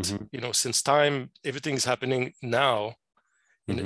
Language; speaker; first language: English; non-native, fluent; French